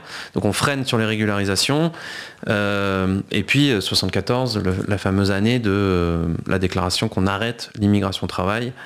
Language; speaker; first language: French; native; French